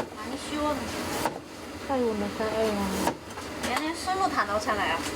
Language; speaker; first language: Korean; non-native, learner; Chinese